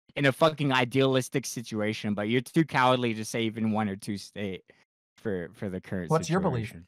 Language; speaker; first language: English; native; English